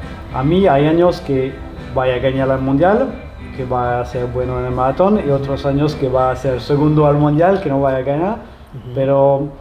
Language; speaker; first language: Spanish; non-native, learner; French